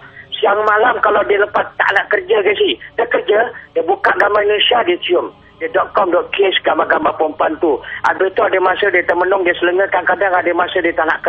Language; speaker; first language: Malay; native; Malay